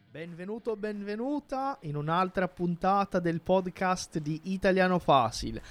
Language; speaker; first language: Italian; non-native, fluent; Portuguese